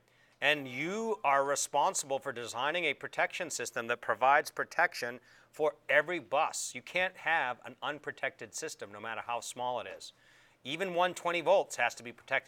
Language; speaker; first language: English; native; English